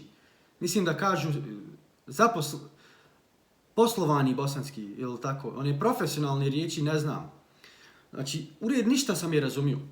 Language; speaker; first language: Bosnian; early bilingual, heritage; Bosnian